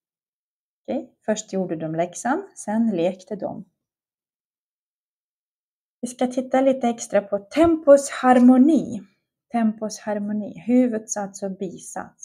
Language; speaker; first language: Swedish; non-native, fluent; Russian